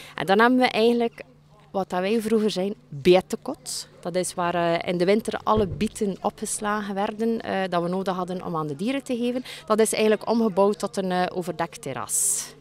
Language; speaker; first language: Dutch; native; Dutch